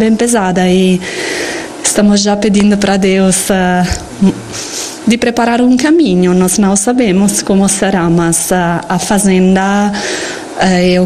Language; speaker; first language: Portuguese; non-native, fluent; Italian